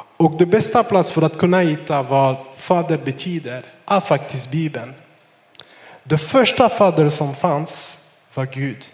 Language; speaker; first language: Swedish; non-native, fluent; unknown